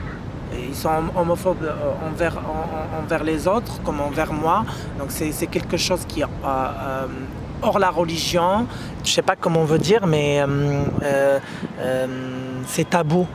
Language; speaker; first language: French; non-native, local second language; Arabic